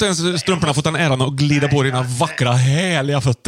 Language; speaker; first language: Swedish; native; Swedish